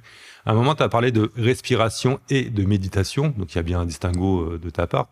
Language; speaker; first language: French; native; French